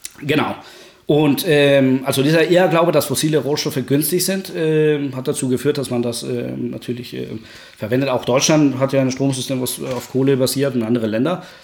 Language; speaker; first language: German; non-native, fluent; Spanish